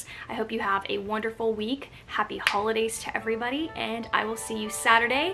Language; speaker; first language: English; native; English